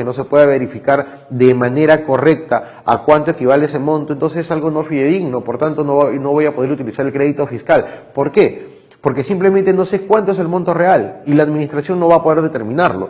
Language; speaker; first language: Spanish; native; Spanish